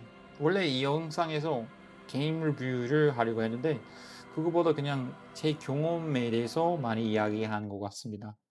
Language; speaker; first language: Korean; non-native, fluent; English